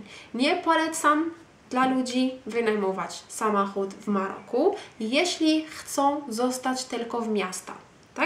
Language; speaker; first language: Polish; non-native, fluent; Arabic